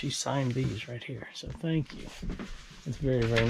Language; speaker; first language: English; native; English